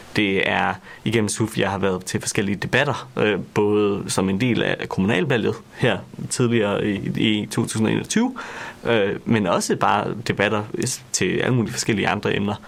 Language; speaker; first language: Danish; native; Danish